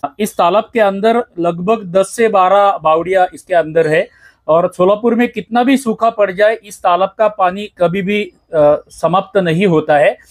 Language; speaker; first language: Hindi; non-native, local second language; Marathi